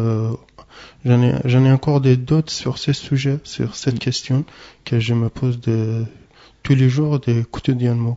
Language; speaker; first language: French; non-native, learner; Arabic